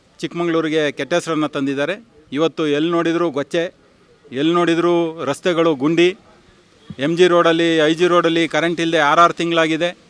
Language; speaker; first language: Kannada; native; Kannada